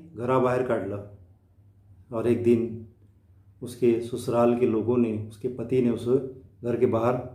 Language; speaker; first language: Hindi; non-native, local second language; Marathi